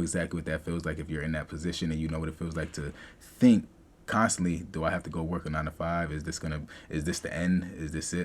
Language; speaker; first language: English; native; English